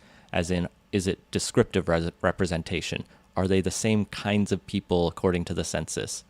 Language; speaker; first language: English; native; English